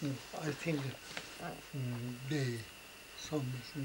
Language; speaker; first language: English; non-native, learner; Tibetan